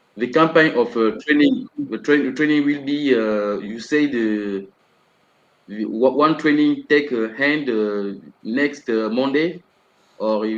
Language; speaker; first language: English; non-native, learner; French